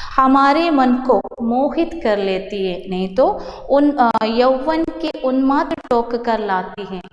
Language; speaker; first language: Hindi; non-native, local second language; Malayalam